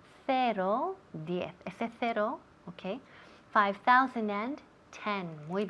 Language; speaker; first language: Spanish; non-native, fluent; English